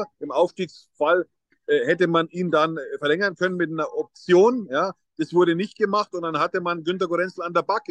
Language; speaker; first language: German; native; German